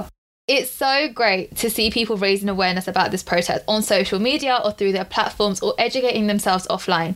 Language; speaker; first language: English; early bilingual, other home language; Punjabi